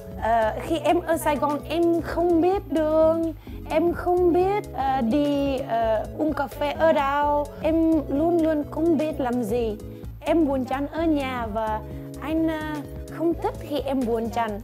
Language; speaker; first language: Vietnamese; non-native, learner; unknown